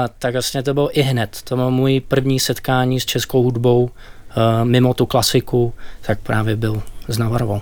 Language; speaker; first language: Czech; non-native, fluent; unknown